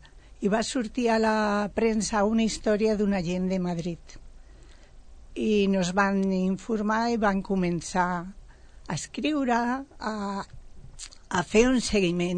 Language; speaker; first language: Catalan; non-native, local second language; Spanish